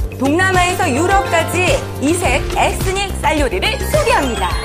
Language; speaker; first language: Korean; native; Korean